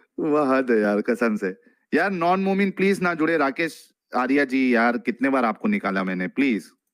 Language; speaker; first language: Hindi; native; Hindi